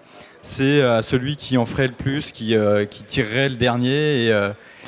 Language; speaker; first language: French; native; French